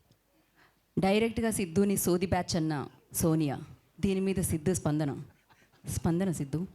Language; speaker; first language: Telugu; native; Telugu